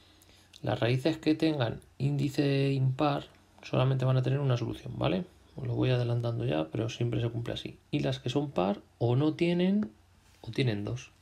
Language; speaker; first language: Spanish; native; Spanish